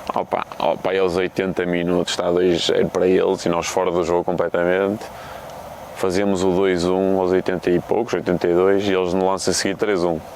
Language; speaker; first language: Portuguese; native; Portuguese